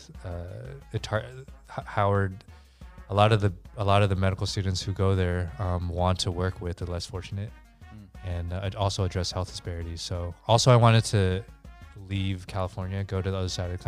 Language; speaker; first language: English; native; English